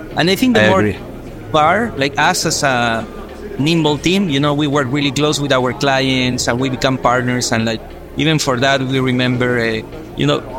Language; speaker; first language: English; non-native, fluent; Spanish